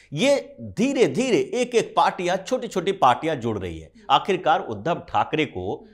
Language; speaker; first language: Hindi; native; Hindi